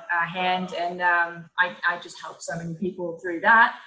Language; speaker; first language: English; non-native, fluent; Dutch